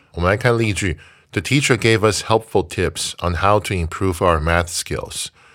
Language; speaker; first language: English; non-native, fluent; Chinese